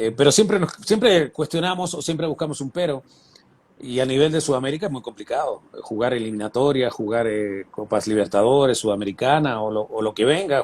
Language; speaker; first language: Spanish; native; Spanish